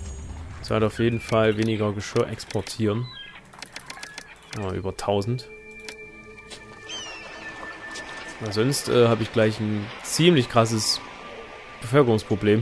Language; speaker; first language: German; native; German